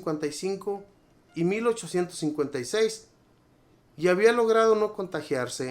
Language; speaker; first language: Spanish; native; Spanish